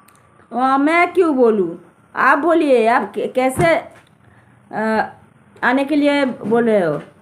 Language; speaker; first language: Hindi; non-native, local second language; Bangla